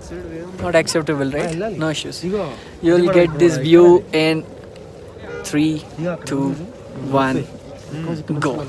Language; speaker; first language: English; non-native, local second language; Telugu